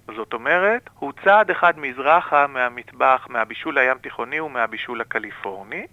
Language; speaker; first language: Hebrew; native; Hebrew